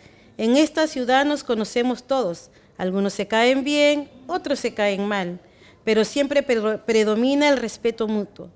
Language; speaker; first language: Spanish; native; Spanish